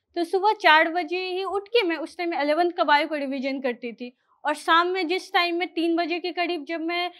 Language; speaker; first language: Hindi; native; Hindi